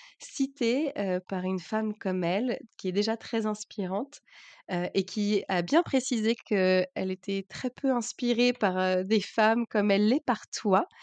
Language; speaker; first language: French; native; French